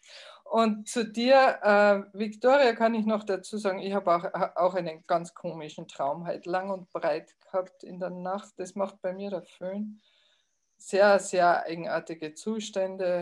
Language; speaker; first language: German; native; German